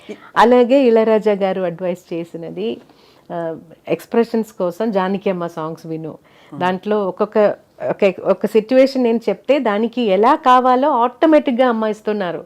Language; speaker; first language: Telugu; non-native, fluent; Malayalam